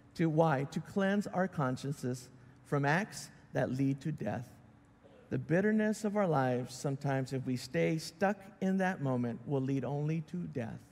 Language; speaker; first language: English; native; English